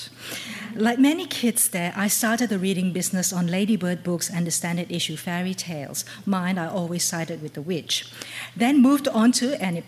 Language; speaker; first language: English; non-native, local second language; Cantonese